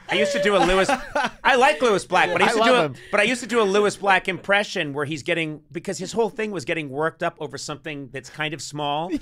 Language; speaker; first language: English; native; English